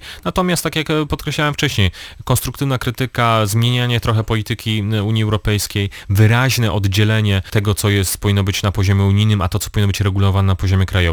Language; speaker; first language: Polish; native; Polish